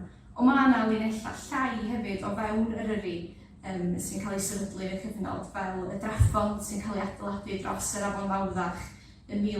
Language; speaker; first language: Welsh; native; Welsh